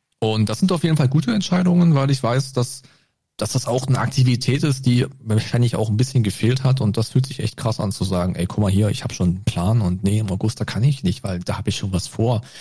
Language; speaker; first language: German; native; German